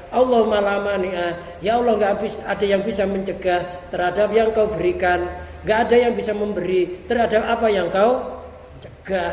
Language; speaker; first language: Indonesian; native; Indonesian